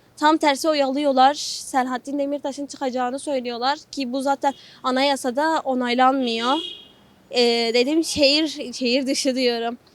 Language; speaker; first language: Turkish; non-native, local second language; Kurdish